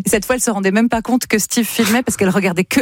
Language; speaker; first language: French; native; French